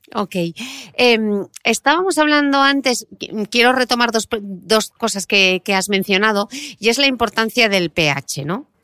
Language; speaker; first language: Spanish; native; Spanish